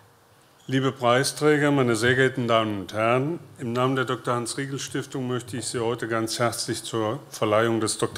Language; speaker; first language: German; native; German